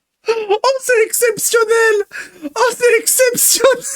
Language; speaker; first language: French; native; French